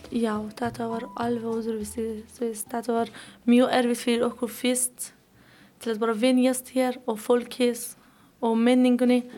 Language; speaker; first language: Icelandic; non-native, learner; Persian